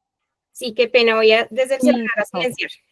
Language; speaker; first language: Spanish; native; Spanish